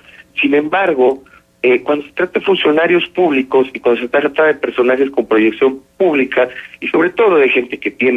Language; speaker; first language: Spanish; native; Spanish